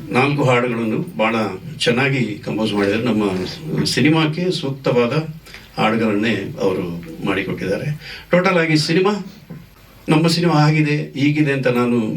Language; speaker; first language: Kannada; non-native, local second language; Tulu